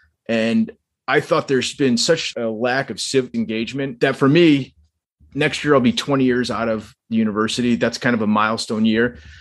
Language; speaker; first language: English; native; English